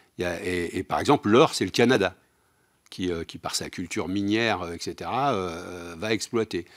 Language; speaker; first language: French; native; French